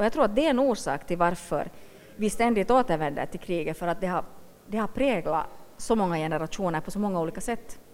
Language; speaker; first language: Swedish; native; Swedish